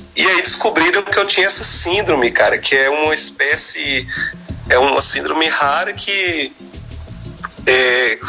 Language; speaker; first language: Portuguese; native; Portuguese